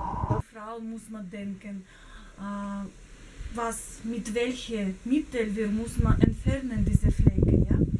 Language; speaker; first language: German; non-native, learner; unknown